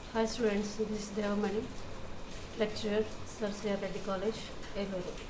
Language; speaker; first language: English; non-native, local second language; Telugu